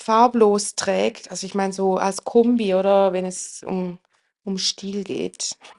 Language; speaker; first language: German; native; German